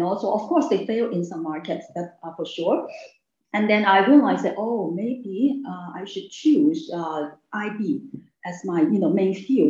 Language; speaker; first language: English; non-native, local second language; Cantonese